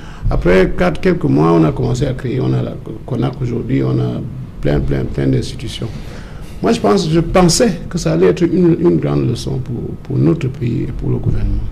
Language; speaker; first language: French; non-native, local second language; English